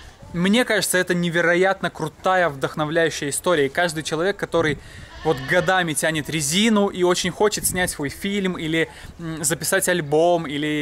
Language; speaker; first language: Russian; native; Russian